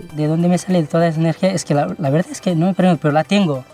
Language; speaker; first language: Spanish; early bilingual, other home language; Nepali